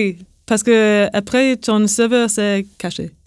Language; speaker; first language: French; non-native, learner; English